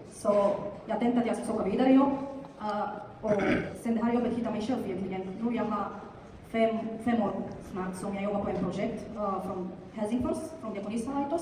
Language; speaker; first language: Swedish; non-native, fluent; Bulgarian